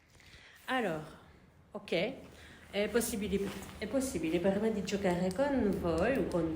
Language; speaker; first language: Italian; non-native, learner; French